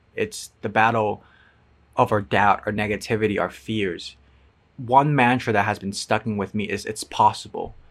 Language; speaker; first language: English; non-native, fluent; Cantonese